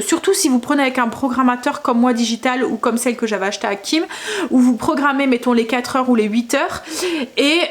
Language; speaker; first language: French; native; French